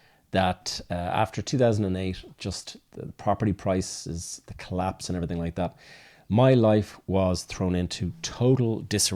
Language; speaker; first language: English; native; English